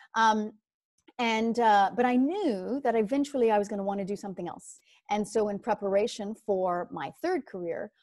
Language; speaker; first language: English; native; English